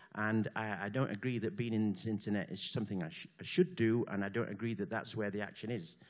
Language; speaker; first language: English; native; English